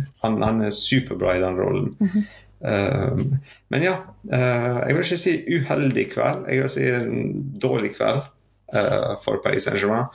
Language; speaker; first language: Norwegian; non-native, fluent; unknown